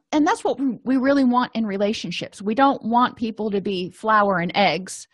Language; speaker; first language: English; native; English